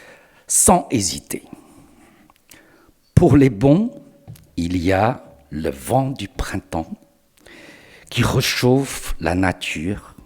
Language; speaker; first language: French; non-native, fluent; Chinese